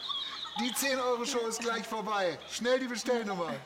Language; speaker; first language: German; native; German